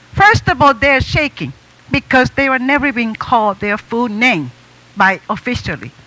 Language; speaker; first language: English; non-native, fluent; Japanese